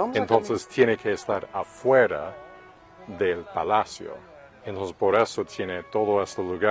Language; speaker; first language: Spanish; non-native, fluent; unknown